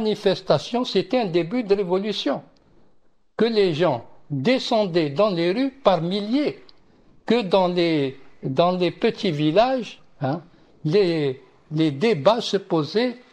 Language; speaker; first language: French; non-native, local second language; Arabic